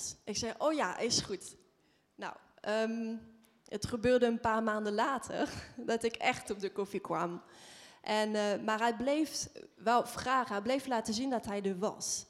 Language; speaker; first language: Dutch; non-native, fluent; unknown